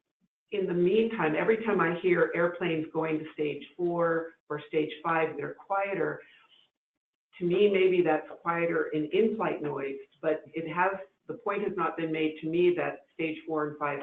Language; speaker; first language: English; native; English